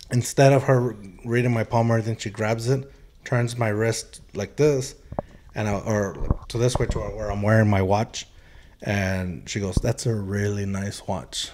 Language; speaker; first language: English; early bilingual, heritage; Spanish